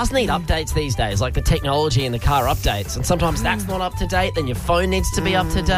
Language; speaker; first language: English; native; English